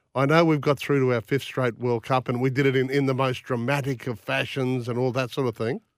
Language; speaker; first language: English; native; English